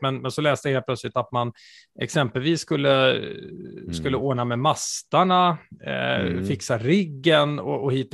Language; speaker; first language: Swedish; native; Swedish